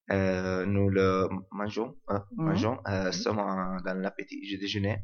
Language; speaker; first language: French; non-native, learner; Italian